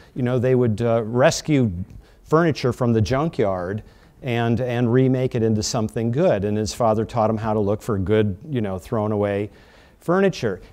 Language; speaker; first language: English; native; English